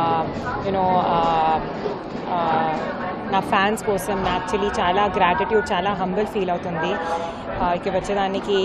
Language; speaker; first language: Telugu; non-native, learner; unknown